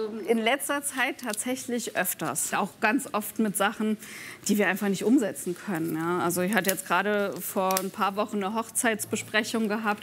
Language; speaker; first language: German; native; German